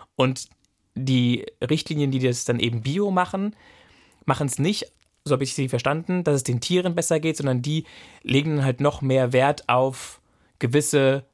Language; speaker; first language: German; native; German